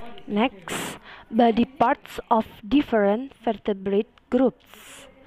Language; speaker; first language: English; non-native, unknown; Indonesian